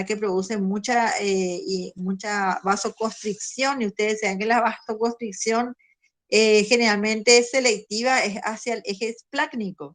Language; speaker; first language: Spanish; native; Spanish